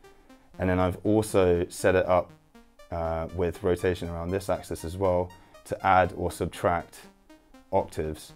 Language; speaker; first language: English; native; English